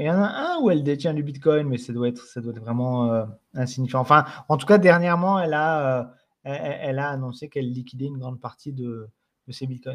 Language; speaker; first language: French; native; French